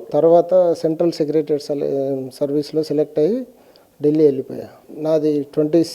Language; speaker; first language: Telugu; native; Telugu